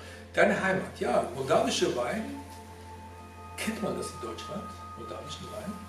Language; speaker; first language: German; non-native, fluent; Georgian